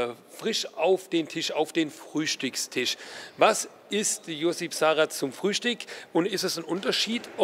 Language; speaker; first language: German; native; German